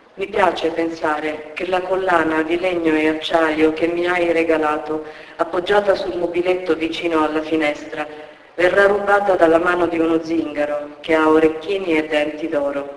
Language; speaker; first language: Italian; native; Italian